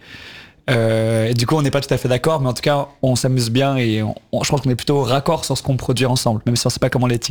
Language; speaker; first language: French; native; French